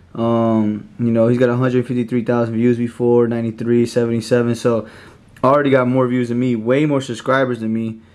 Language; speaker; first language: English; early bilingual, other home language; Spanish